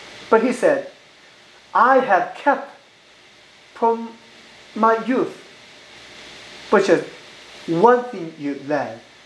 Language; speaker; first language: English; non-native, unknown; Korean